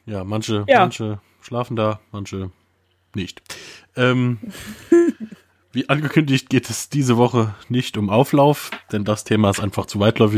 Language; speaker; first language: German; native; German